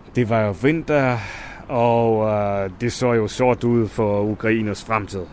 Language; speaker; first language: Danish; non-native, fluent; Russian